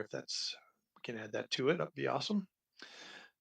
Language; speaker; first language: English; native; English